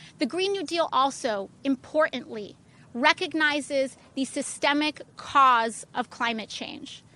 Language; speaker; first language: English; native; English